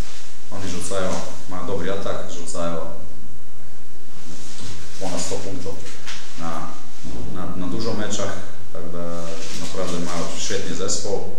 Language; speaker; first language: Polish; non-native, learner; Slovenian